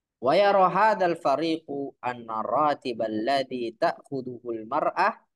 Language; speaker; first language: Arabic; non-native, fluent; Indonesian